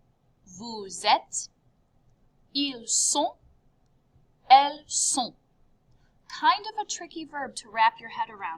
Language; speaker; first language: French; non-native, fluent; English